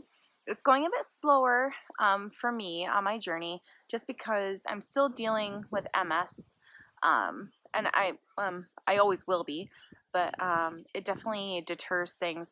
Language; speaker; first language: English; native; English